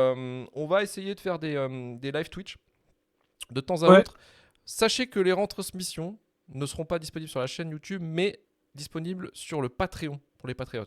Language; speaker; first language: French; native; French